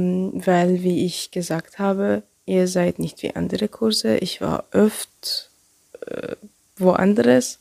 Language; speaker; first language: German; non-native, learner; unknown